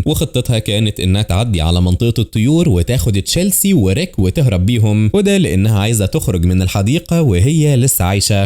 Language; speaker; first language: Arabic; native; Arabic